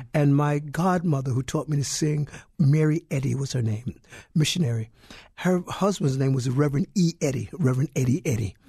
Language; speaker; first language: English; native; English